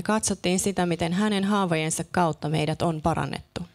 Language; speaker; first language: Finnish; native; Finnish